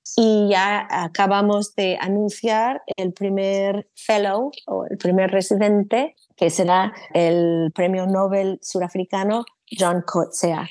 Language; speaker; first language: Spanish; non-native, fluent; English